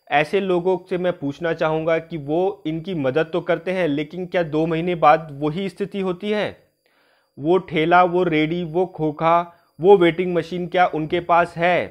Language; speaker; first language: Hindi; native; Hindi